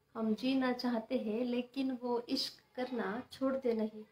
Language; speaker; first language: Hindi; non-native, local second language; Marathi